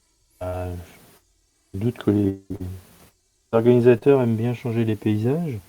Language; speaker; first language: French; native; French